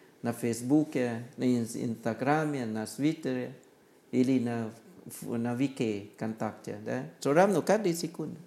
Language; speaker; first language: Russian; non-native, learner; Thai